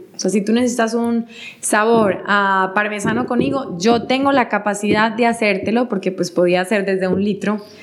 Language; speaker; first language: Spanish; native; Spanish